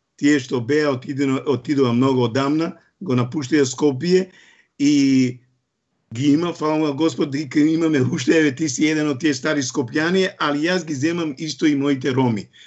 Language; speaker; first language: Macedonian; non-native, local second language; Romany